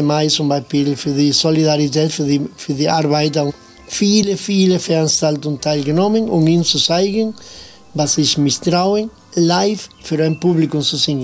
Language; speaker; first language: German; non-native, learner; Spanish